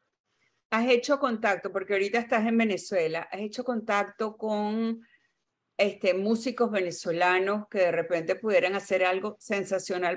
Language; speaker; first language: Spanish; native; Spanish